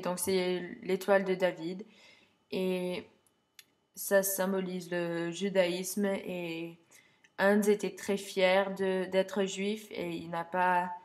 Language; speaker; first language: French; non-native, learner; English